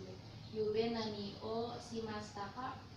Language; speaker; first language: Japanese; non-native, learner; Indonesian